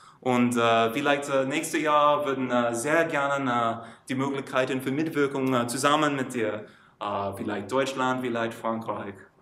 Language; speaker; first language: German; non-native, learner; English